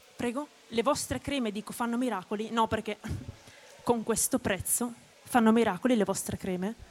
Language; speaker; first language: Italian; native; Italian